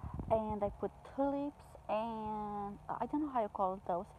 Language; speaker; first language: English; non-native, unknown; Romanian